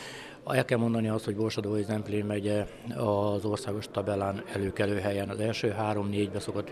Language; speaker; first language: Hungarian; native; Hungarian